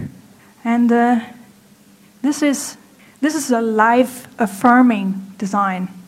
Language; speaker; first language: English; non-native, fluent; German